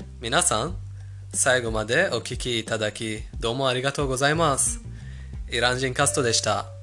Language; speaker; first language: Japanese; non-native, fluent; Persian